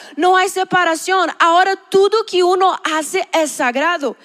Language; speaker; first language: Spanish; non-native, learner; Portuguese